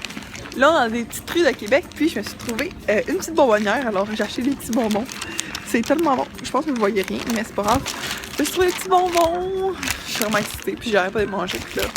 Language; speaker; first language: French; native; French